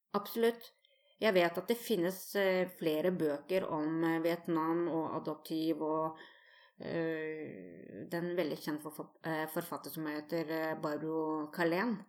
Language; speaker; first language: Norwegian; native; Norwegian